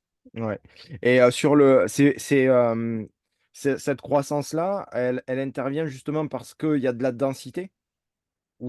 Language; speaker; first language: French; native; French